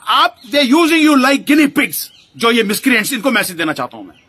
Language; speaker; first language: Hindi; native; Hindi